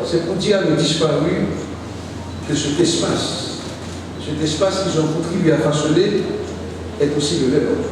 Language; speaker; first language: French; non-native, local second language; Haitian Creole